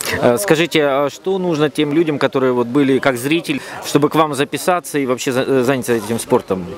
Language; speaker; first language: Russian; native; Russian